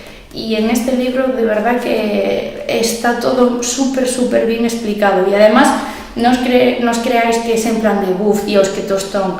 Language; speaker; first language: Spanish; native; Spanish